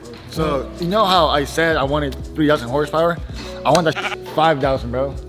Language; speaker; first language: English; early bilingual, other home language; Spanish